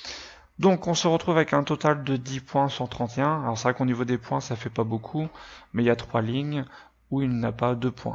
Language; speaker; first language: French; native; French